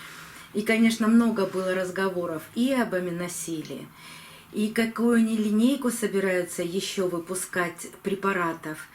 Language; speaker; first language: Russian; native; Russian